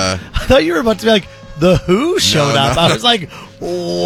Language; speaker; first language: English; native; English